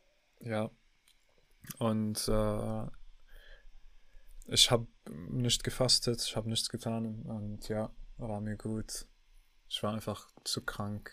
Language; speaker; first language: German; non-native, learner; English